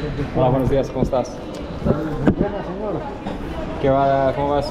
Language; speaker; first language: Spanish; non-native, fluent; English